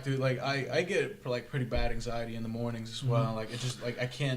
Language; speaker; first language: English; native; English